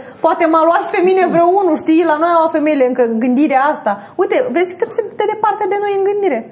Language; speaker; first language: Romanian; native; Romanian